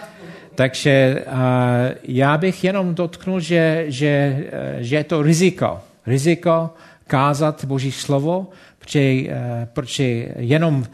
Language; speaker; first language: Czech; non-native, fluent; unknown